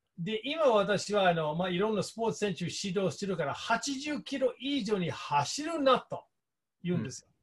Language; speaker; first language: Japanese; non-native, fluent; English